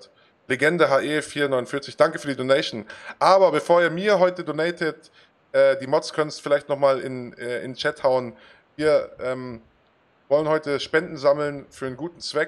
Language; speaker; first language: German; native; German